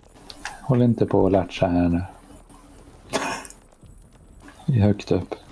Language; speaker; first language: Swedish; native; Swedish